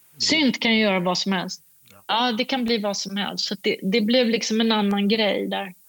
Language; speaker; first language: Swedish; native; Swedish